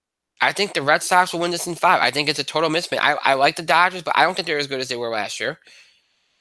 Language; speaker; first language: English; native; English